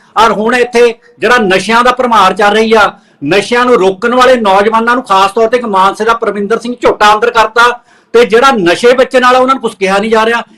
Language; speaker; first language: Punjabi; native; Punjabi